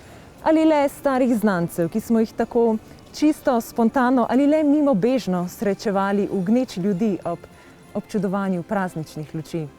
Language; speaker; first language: Slovenian; native; Slovenian